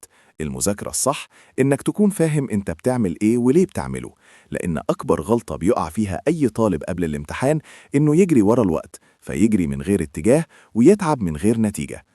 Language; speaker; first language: Arabic; native; Arabic